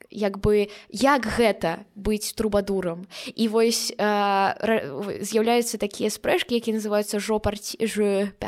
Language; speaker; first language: Belarusian; non-native, local second language; Russian